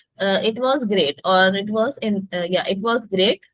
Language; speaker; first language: English; non-native, local second language; Hindi